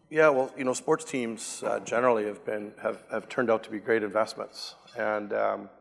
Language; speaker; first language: English; native; English